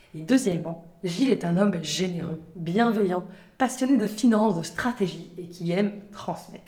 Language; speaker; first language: French; native; French